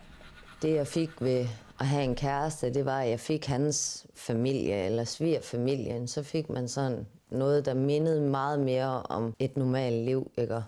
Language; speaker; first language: Danish; native; Danish